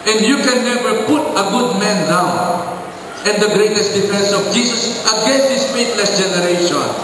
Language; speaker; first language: English; non-native, local second language; Filipino